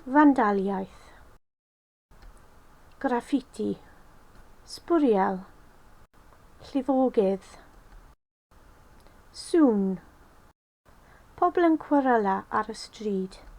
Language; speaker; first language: Welsh; non-native, local second language; English